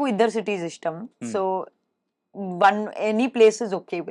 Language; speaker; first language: Telugu; non-native, learner; Hindi